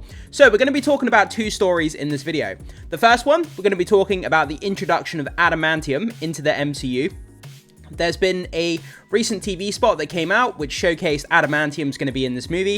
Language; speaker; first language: English; native; English